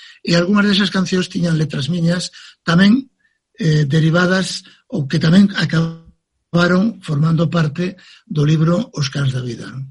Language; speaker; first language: Galician; native; Galician